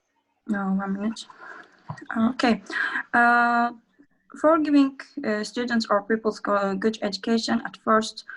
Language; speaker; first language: English; non-native, learner; Azerbaijani